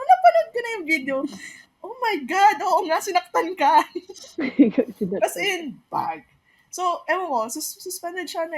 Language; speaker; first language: Filipino; native; Filipino